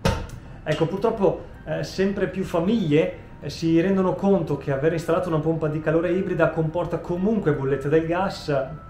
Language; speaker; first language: Italian; native; Italian